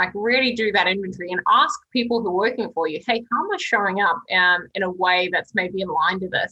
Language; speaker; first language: English; native; English